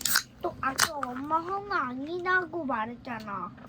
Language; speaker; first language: Korean; early bilingual, heritage; Korean